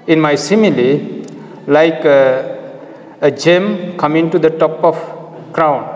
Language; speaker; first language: English; non-native, local second language; Sinhala